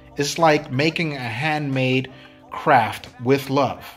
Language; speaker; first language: English; native; English